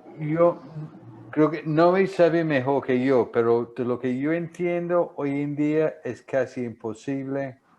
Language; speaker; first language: Spanish; non-native, fluent; English